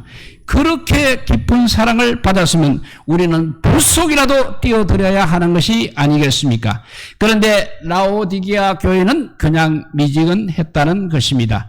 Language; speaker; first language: Korean; native; Korean